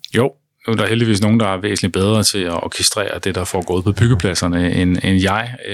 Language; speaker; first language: Danish; native; Danish